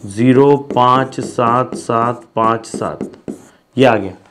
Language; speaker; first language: Hindi; non-native, local second language; Marathi